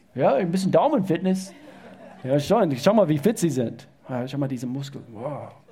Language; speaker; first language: German; non-native, fluent; English